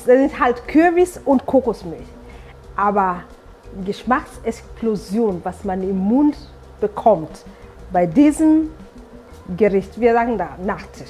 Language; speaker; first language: German; non-native, fluent; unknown